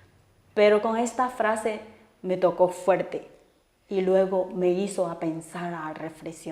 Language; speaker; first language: Spanish; non-native, fluent; Chinese